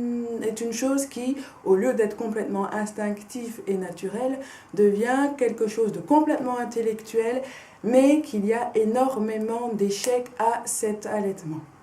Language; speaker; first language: French; native; French